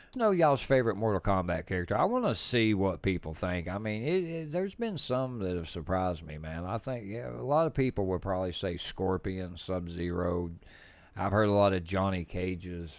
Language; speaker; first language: English; native; English